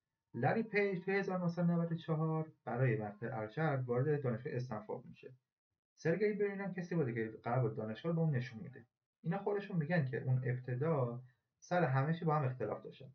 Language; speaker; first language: Persian; native; Persian